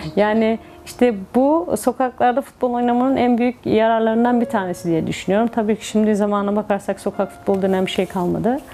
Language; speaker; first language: Turkish; native; Turkish